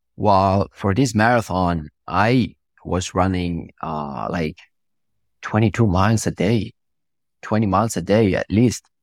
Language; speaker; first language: English; non-native, fluent; Italian